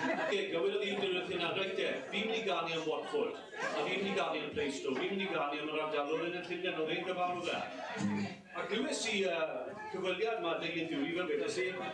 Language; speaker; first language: Welsh; native; Welsh